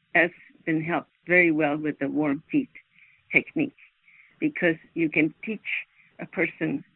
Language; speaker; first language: English; non-native, fluent; Swedish